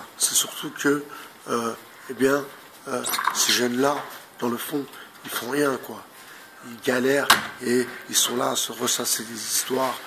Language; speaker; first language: French; native; French